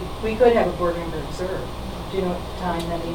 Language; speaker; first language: English; native; English